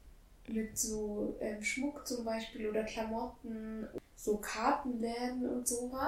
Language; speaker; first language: German; native; German